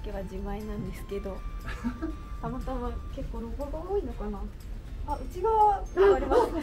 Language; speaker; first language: Japanese; native; Japanese